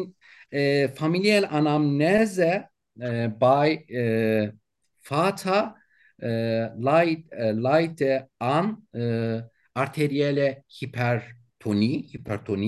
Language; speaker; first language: German; non-native, learner; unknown